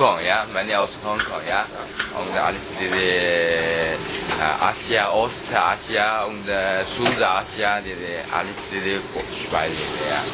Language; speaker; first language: German; non-native, learner; Chinese